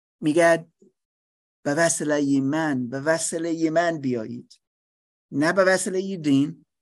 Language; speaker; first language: Persian; non-native, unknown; English